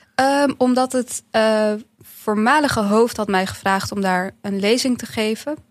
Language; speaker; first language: Dutch; early bilingual, other home language; Bosnian